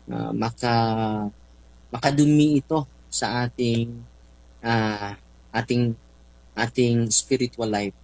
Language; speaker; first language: Filipino; non-native, local second language; Cebuano